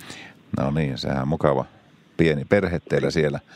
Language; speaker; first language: Finnish; native; Finnish